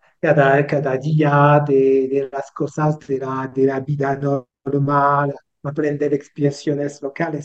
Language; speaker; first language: Spanish; non-native, learner; French